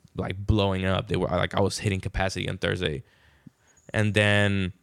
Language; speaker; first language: English; non-native, fluent; Spanish